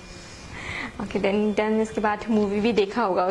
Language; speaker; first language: Hindi; non-native, local second language; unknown